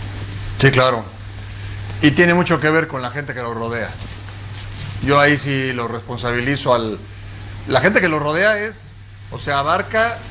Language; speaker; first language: Spanish; native; Spanish